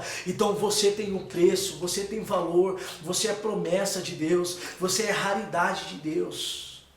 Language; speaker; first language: Portuguese; native; Portuguese